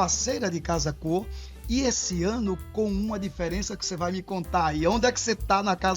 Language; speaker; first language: Portuguese; native; Portuguese